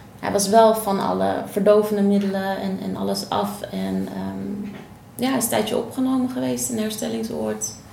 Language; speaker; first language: Dutch; native; Dutch